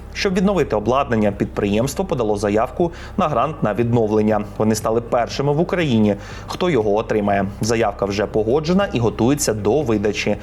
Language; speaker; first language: Ukrainian; native; Ukrainian